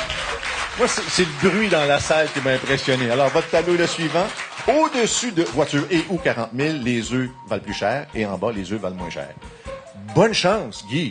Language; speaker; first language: French; native; French